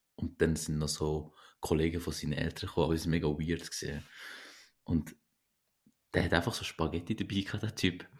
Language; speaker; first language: German; native; German